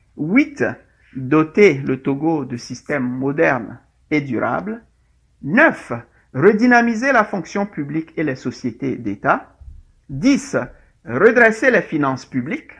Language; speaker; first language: French; non-native, local second language; Ewe